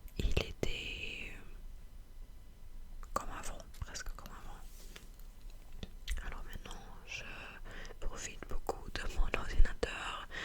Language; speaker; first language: French; non-native, fluent; German